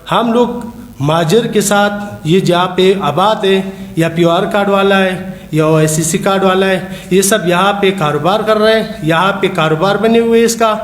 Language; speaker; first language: Urdu; non-native, local second language; Pashto